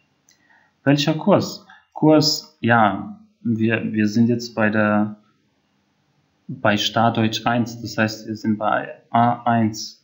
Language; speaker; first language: German; non-native, fluent; Albanian